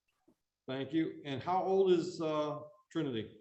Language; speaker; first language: English; native; English